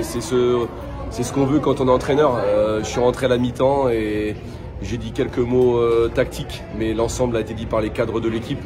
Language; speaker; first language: French; native; French